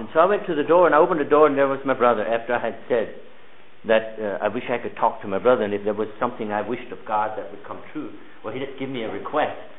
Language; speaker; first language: English; early bilingual, other home language; Pennsylvania German